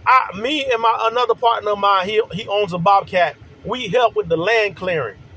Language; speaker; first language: English; native; English